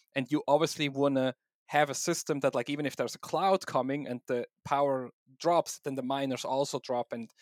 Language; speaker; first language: English; non-native, fluent; German